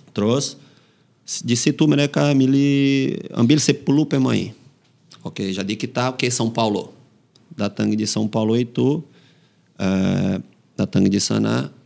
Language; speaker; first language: Indonesian; non-native, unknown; Portuguese